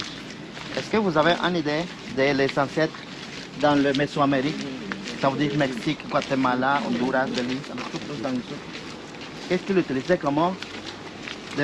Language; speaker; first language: French; non-native, fluent; Spanish